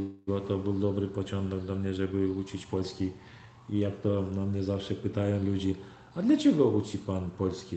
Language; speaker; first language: Polish; non-native, learner; Turkmen